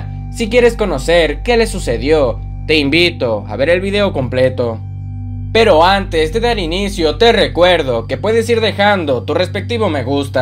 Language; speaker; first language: Spanish; native; Spanish